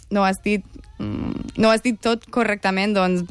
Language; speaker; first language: Catalan; non-native, fluent; English